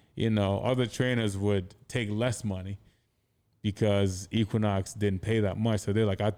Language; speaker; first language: English; non-native, local second language; Igbo